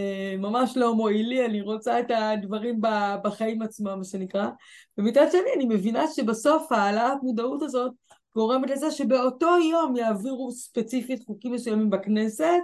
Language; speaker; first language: Hebrew; native; Hebrew